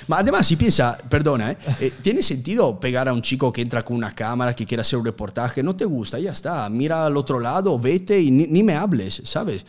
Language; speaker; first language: Spanish; non-native, fluent; Italian